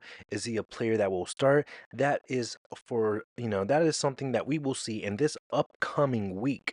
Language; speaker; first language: English; native; English